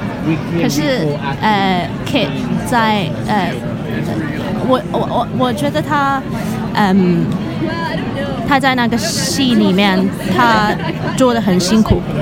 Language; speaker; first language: Chinese; non-native, local second language; Cantonese